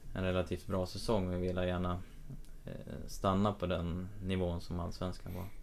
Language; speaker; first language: Swedish; native; Swedish